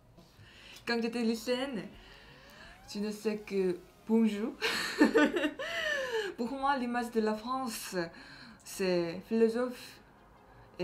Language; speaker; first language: French; non-native, learner; Korean